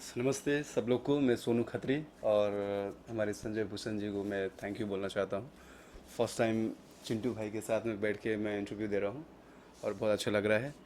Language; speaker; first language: Hindi; non-native, fluent; Nepali